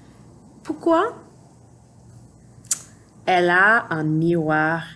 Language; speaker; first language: French; non-native, fluent; English